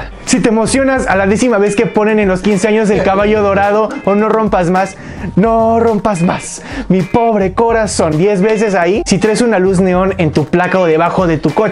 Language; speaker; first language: Spanish; native; Spanish